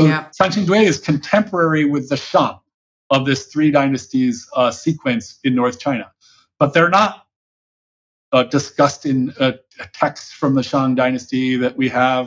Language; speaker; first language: English; native; English